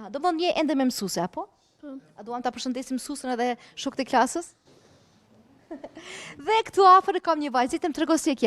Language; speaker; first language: Albanian; native; Albanian